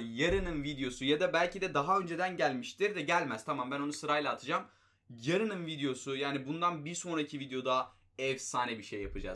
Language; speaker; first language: Turkish; native; Turkish